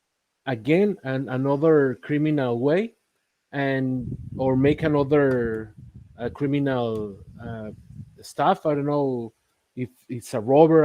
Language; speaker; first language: English; non-native, learner; Spanish